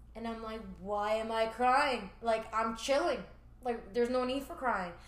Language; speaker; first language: English; early bilingual, other home language; Spanish